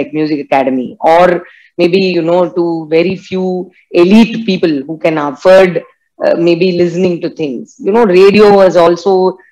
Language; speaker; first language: English; non-native, local second language; Tamil